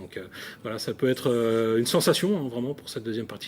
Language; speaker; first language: French; native; French